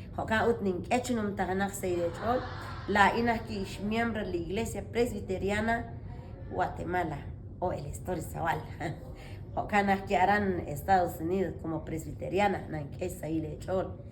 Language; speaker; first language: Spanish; non-native, local second language; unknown